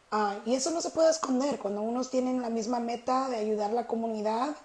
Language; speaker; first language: Spanish; early bilingual, heritage; Spanish